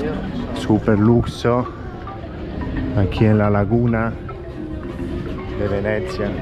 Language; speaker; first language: Spanish; non-native, fluent; Italian